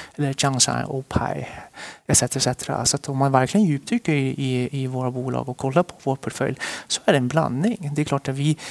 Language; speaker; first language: Swedish; early bilingual, other home language; Chinese